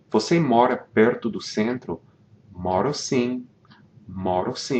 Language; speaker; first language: Portuguese; non-native, fluent; English